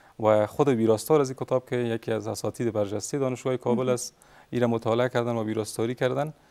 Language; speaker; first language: Persian; native; Persian